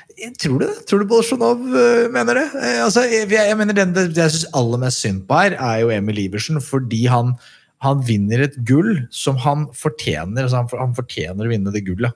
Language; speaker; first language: Norwegian; native; Norwegian